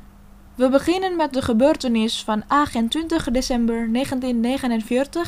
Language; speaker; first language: Dutch; non-native, fluent; Indonesian